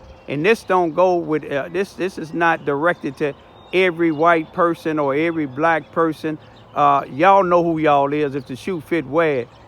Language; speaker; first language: English; native; English